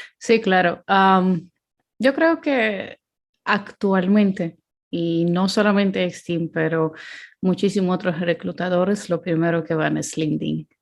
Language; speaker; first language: Spanish; non-native, fluent; Ukrainian